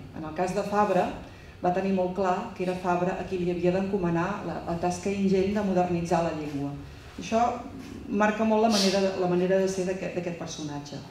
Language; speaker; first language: Catalan; native; Catalan